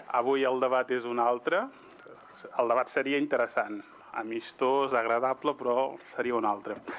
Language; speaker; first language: Catalan; early bilingual, other home language; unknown